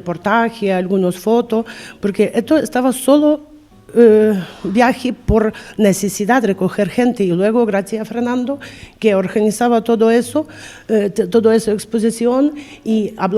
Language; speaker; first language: Spanish; non-native, learner; Ukrainian